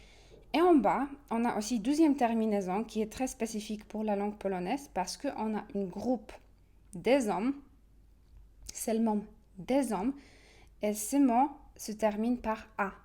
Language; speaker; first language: French; non-native, fluent; Polish